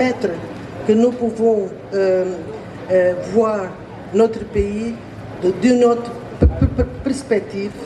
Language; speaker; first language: French; non-native, learner; Portuguese